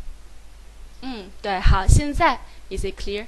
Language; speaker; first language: Chinese; native; Chinese